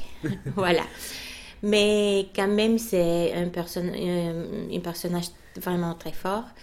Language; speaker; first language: French; non-native, fluent; Bulgarian